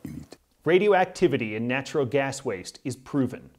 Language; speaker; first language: English; native; English